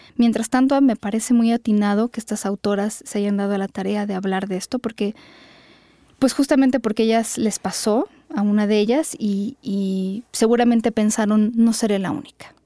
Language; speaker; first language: Spanish; native; Spanish